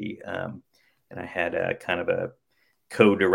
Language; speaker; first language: English; native; English